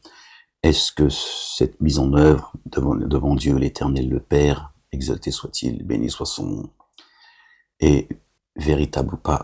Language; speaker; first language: French; native; French